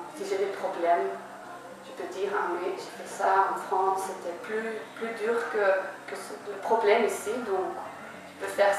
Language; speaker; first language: French; non-native, learner; Dutch